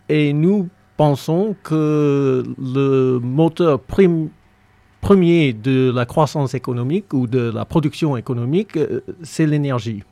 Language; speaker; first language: French; non-native, fluent; English